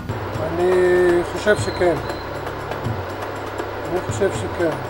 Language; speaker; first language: Hebrew; non-native, local second language; Arabic